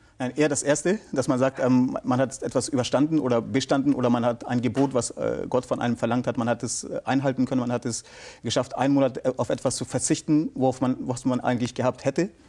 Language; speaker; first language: German; early bilingual, other home language; Urdu